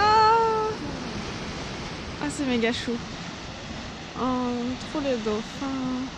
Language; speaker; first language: French; native; French